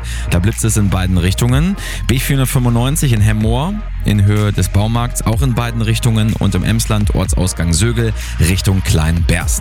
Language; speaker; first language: German; native; German